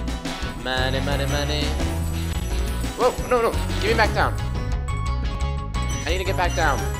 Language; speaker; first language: English; native; English